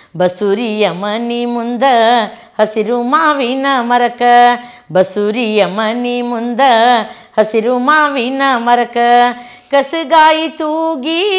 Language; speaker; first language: Kannada; native; Kannada